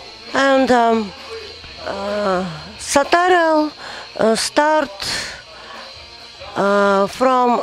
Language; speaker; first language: English; non-native, learner; Russian